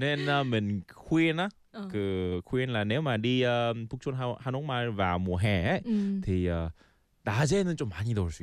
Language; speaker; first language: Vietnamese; non-native, fluent; Korean